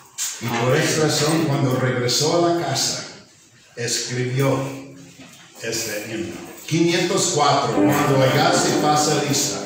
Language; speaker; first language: Spanish; non-native, fluent; English